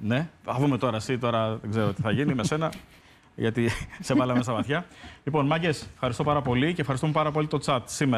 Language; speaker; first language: Greek; native; Greek